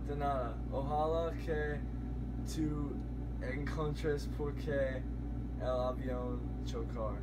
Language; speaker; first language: Spanish; non-native, learner; English